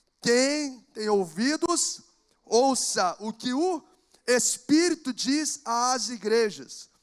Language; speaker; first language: Portuguese; native; Portuguese